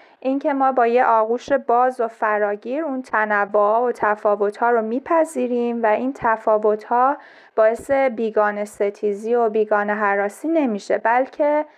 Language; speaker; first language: Persian; native; Persian